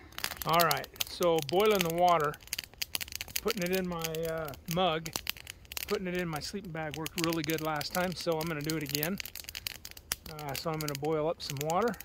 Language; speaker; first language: English; native; English